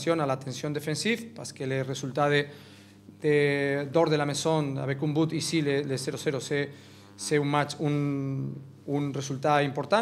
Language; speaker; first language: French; non-native, learner; Catalan